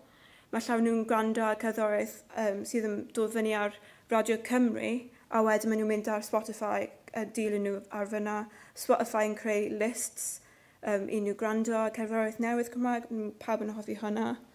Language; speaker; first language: Welsh; non-native, local second language; English